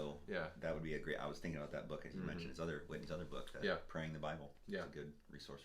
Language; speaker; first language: English; native; English